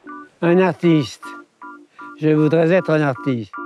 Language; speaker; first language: French; early bilingual, other home language; Italian